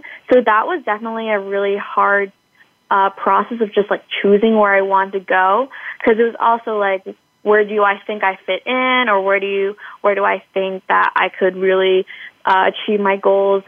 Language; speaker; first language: English; native; English